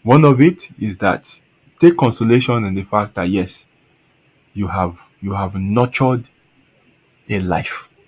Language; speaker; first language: English; non-native, local second language; Yoruba